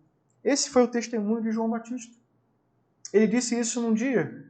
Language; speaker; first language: Portuguese; native; Portuguese